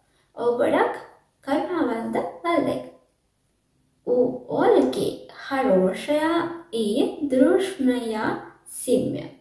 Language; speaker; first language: Russian; non-native, learner; Sinhala